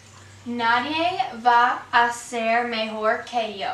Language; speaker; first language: Spanish; non-native, learner; English